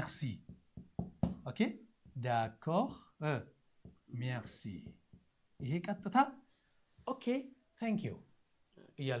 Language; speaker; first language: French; non-native, fluent; Amharic